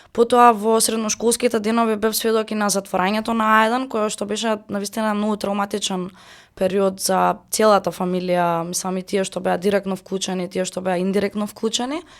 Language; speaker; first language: Macedonian; native; Macedonian